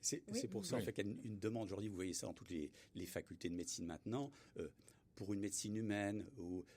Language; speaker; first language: French; native; French